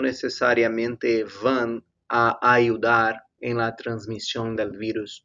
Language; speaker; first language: Spanish; non-native, fluent; Portuguese